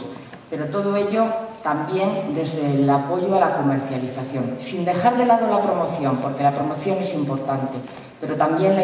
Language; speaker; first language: Spanish; native; Spanish